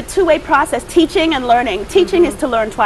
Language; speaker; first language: English; native; English